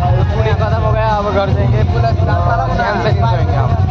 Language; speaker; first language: Hindi; non-native, local second language; Bangla